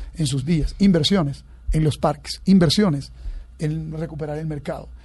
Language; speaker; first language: Spanish; native; Spanish